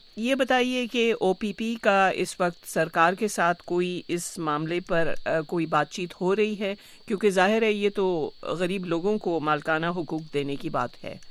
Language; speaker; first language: Urdu; native; Urdu